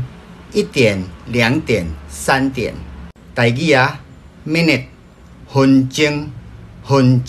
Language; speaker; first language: Chinese; non-native, fluent; Filipino